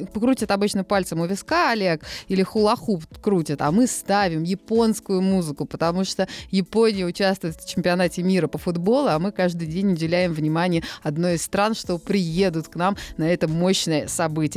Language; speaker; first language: Russian; native; Russian